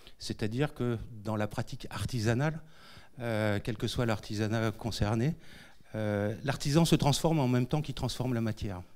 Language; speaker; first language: French; native; French